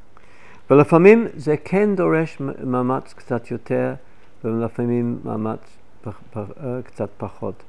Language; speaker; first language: Hebrew; non-native, fluent; English